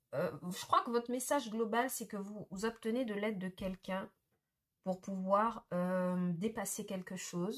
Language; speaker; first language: French; native; French